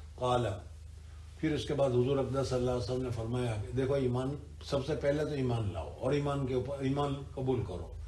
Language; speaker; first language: Urdu; non-native, local second language; Gujarati